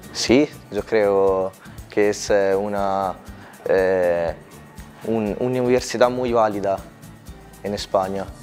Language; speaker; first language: Spanish; non-native, learner; Italian